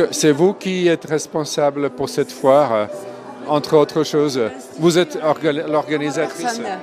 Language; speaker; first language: French; non-native, fluent; Serbian